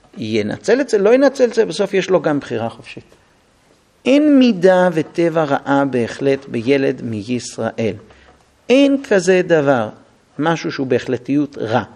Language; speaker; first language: Hebrew; non-native, fluent; English